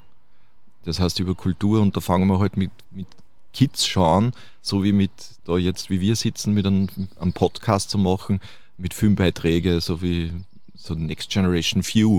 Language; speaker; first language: German; native; German